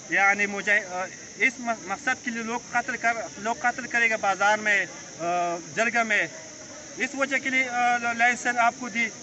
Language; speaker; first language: Urdu; non-native, local second language; Pashto